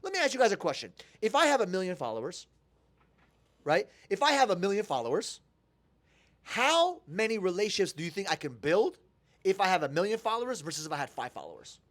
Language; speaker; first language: English; native; English